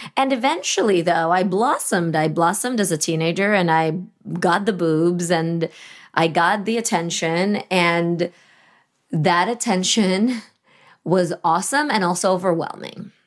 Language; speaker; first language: English; early bilingual, other home language; Russian